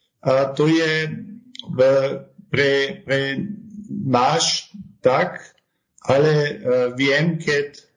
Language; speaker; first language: Slovak; non-native, learner; German